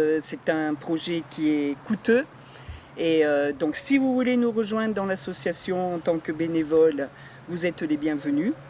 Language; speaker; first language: French; native; French